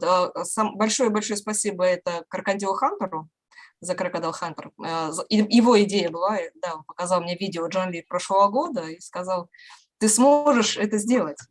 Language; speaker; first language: Russian; native; Russian